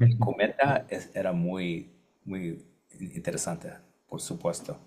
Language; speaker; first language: Spanish; non-native, learner; English